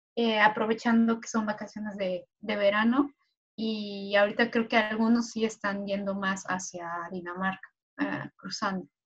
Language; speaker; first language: Spanish; native; Spanish